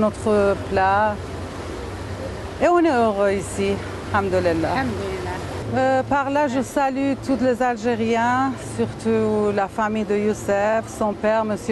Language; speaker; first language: French; non-native, learner; Persian